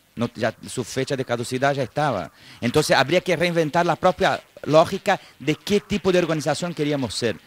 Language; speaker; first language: Spanish; non-native, fluent; Portuguese